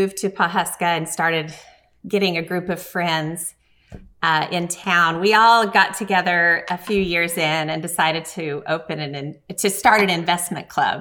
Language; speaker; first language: English; native; English